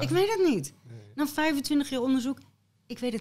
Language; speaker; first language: Dutch; native; Dutch